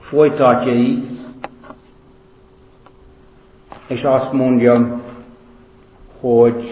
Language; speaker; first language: Hungarian; non-native, fluent; English